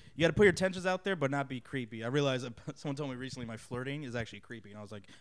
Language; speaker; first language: English; native; English